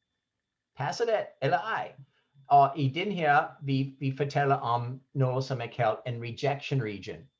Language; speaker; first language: Danish; non-native, fluent; English